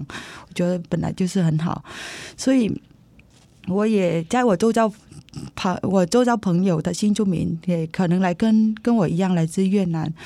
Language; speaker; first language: Chinese; non-native, fluent; Vietnamese